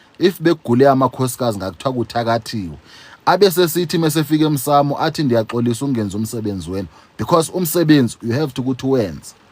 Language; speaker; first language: Zulu; non-native, local second language; Xhosa